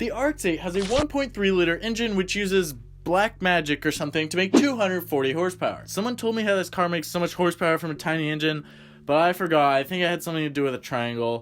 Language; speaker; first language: English; native; English